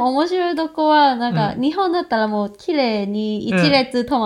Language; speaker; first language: Japanese; non-native, fluent; Cantonese